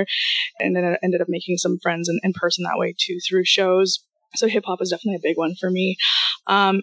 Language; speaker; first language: English; non-native, fluent; Russian